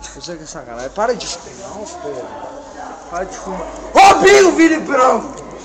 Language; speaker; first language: Portuguese; native; Portuguese